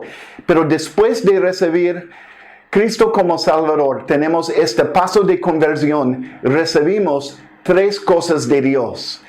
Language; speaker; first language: Spanish; non-native, fluent; English